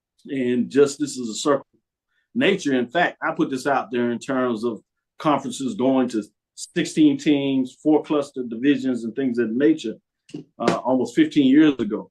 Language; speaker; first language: English; native; English